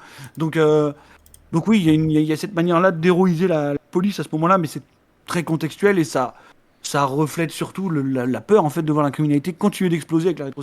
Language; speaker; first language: French; native; French